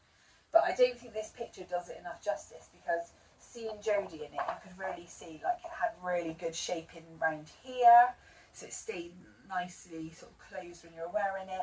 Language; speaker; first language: English; native; English